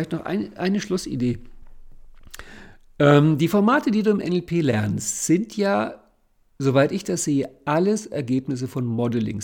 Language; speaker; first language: German; native; German